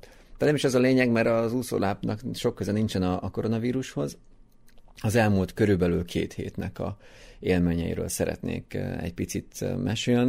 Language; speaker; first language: Hungarian; native; Hungarian